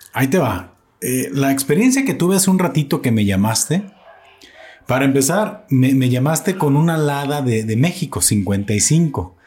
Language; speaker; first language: Spanish; native; Spanish